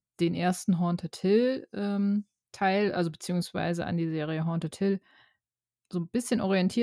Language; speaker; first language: German; native; German